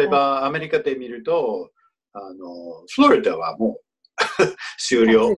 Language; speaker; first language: Japanese; non-native, fluent; English